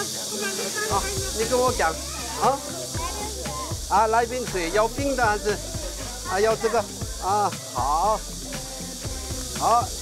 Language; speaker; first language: Chinese; early bilingual, heritage; Korean